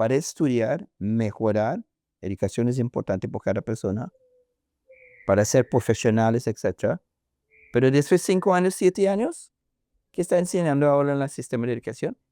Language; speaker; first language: Spanish; non-native, learner; English